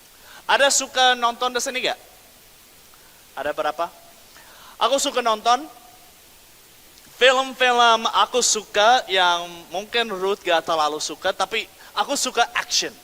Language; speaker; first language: Indonesian; non-native, fluent; English